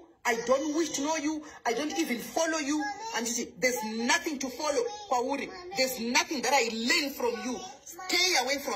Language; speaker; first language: English; non-native, local second language; Shona